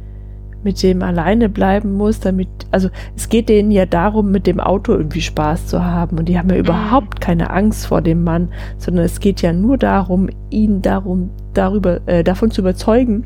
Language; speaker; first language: German; native; German